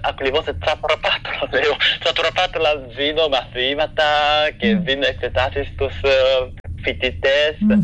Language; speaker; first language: Greek; non-native, fluent; Japanese